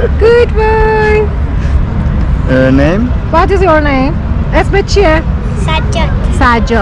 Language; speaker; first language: English; non-native, learner; Persian